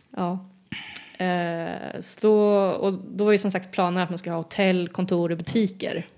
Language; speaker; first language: Swedish; native; Swedish